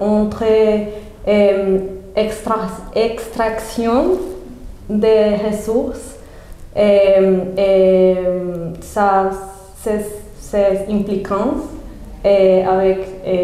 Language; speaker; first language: French; non-native, learner; Spanish